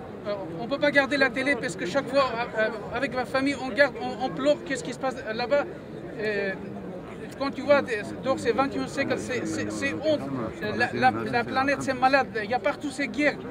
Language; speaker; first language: French; non-native, learner; Kurdish